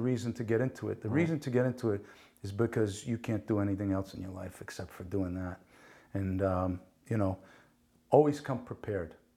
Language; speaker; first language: English; early bilingual, other home language; Italian